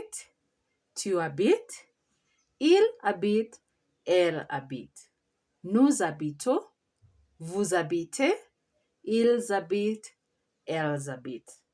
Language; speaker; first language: French; non-native, fluent; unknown